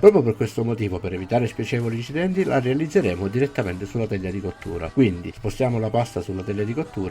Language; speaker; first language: Italian; native; Italian